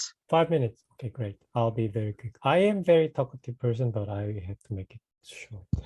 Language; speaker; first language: English; non-native, fluent; Korean